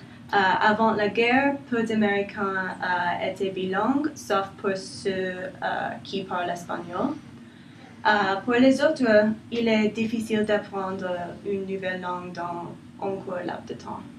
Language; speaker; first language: French; non-native, learner; English